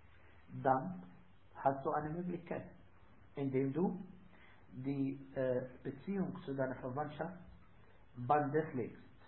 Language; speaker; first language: German; non-native, fluent; Arabic